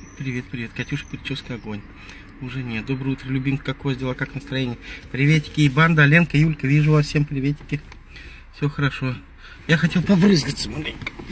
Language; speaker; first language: Russian; native; Russian